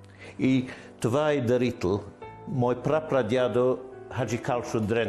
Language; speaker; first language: Bulgarian; non-native, learner; English